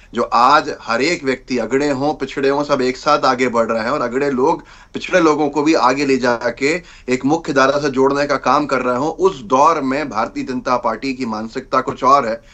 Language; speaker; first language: Hindi; native; Hindi